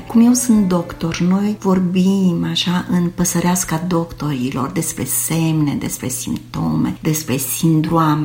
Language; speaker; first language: Romanian; native; Romanian